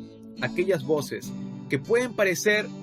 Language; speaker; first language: Spanish; native; Spanish